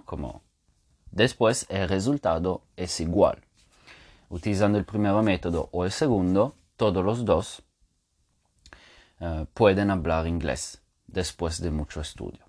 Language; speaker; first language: Spanish; non-native, fluent; Italian